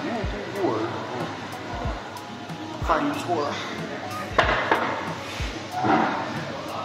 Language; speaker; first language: Chinese; non-native, fluent; English